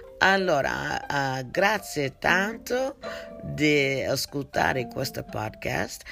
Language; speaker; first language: Italian; non-native, learner; English